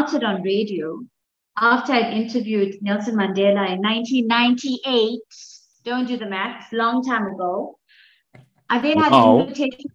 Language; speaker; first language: English; native; English